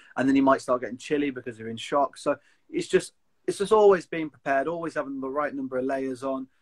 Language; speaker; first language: English; native; English